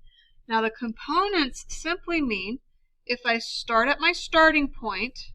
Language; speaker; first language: English; native; English